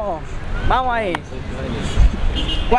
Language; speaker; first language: Spanish; native; Spanish